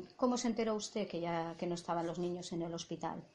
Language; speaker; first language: Spanish; non-native, local second language; Catalan